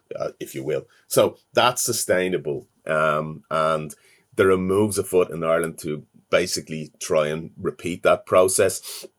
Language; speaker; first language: English; native; English